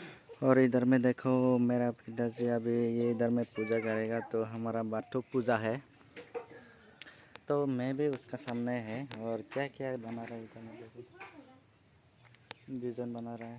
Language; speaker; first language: Hindi; non-native, local second language; Bodo